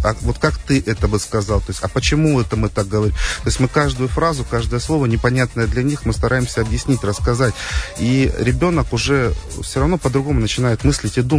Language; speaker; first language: Russian; native; Russian